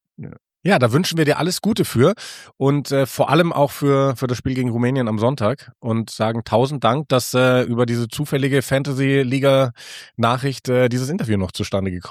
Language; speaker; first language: German; native; German